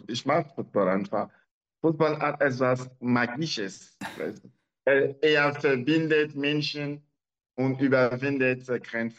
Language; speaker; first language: German; non-native, learner; French